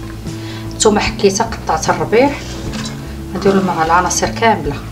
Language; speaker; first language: Arabic; native; Arabic